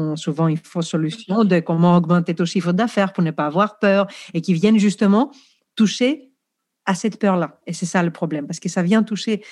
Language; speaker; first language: French; non-native, fluent; Greek